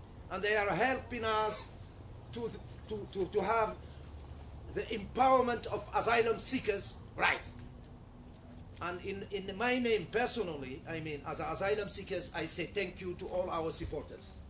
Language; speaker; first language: English; non-native, learner; Arabic